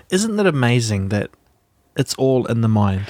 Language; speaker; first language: English; native; English